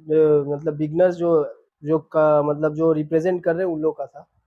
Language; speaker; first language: Hindi; non-native, local second language; Bangla